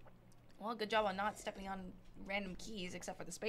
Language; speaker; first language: English; native; English